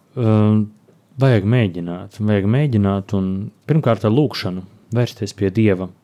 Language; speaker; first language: Latvian; native; Latvian